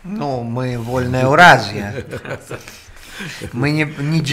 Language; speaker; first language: Polish; non-native, learner; Russian